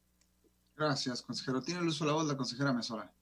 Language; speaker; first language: Spanish; native; Spanish